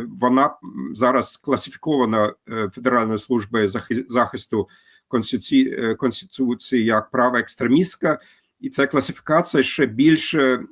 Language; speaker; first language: Ukrainian; non-native, fluent; German